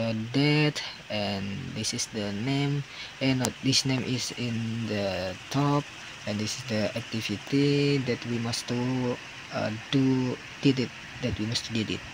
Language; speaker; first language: English; non-native, learner; Indonesian